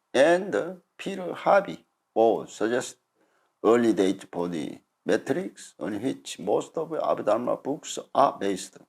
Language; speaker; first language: English; non-native, fluent; Korean